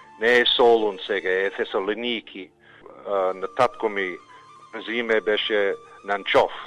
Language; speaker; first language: Macedonian; early bilingual, heritage; Macedonian